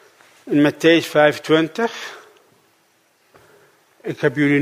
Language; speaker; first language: Dutch; non-native, fluent; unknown